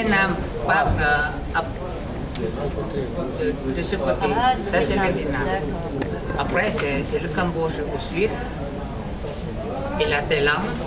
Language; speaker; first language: French; non-native, fluent; Lao